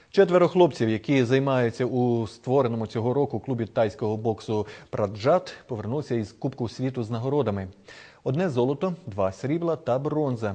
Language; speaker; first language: Ukrainian; native; Ukrainian